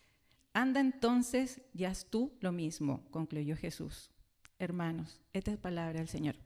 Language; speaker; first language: Spanish; native; Spanish